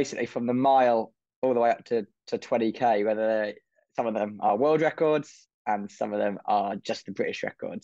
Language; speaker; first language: English; native; English